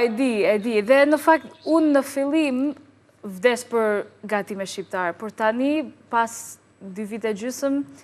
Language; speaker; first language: Albanian; non-native, learner; English